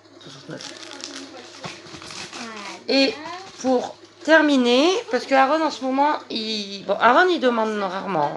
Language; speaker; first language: French; native; French